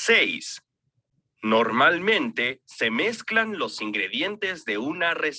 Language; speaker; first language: Spanish; non-native, learner; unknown